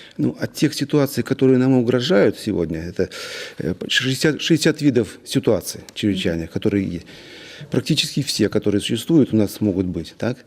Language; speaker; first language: Russian; native; Russian